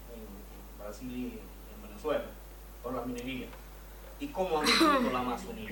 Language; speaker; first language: Italian; non-native, learner; Spanish